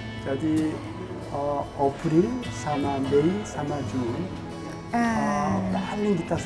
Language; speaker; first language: Indonesian; non-native, learner; Korean